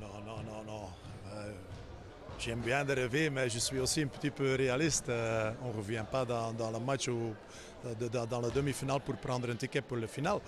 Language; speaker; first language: French; non-native, fluent; Dutch